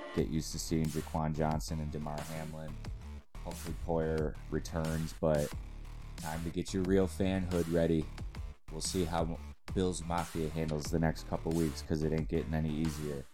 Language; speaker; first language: English; native; English